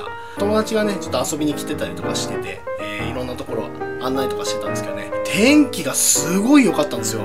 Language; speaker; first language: Japanese; native; Japanese